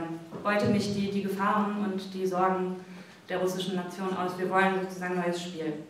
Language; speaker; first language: German; native; German